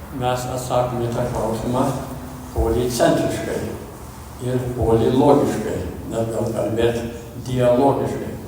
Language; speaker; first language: Lithuanian; early bilingual, heritage; Lithuanian